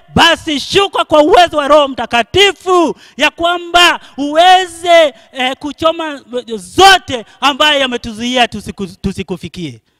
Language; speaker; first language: Swahili; non-native, local second language; Luo (Kenya and Tanzania)